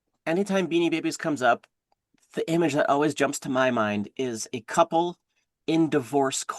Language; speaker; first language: English; native; English